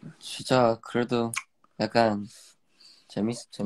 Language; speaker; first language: Korean; early bilingual, heritage; English